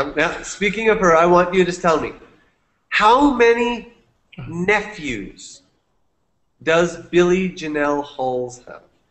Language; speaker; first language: English; native; English